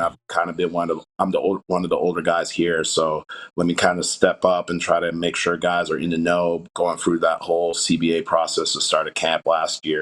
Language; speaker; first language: English; native; English